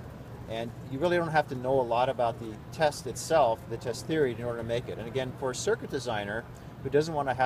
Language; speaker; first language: English; native; English